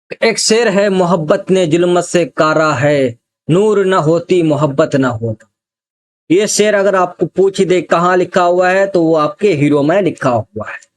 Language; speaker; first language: Urdu; native; Urdu